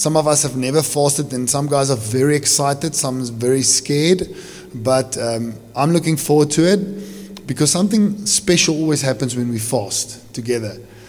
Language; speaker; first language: English; non-native, local second language; Afrikaans